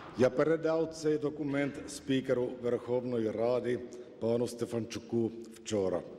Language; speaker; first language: Ukrainian; non-native, fluent; Finnish